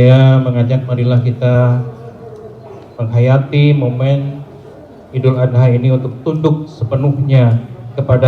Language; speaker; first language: Indonesian; native; Indonesian